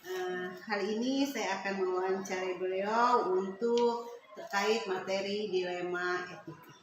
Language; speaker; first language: Indonesian; native; Indonesian